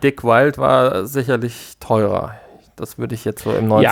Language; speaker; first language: German; native; German